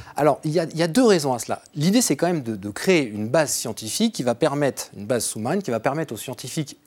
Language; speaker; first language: French; native; French